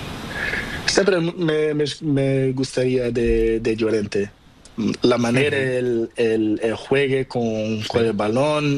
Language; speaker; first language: Spanish; non-native, learner; Portuguese